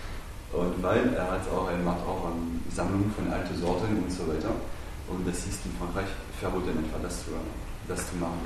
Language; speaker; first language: German; non-native, fluent; French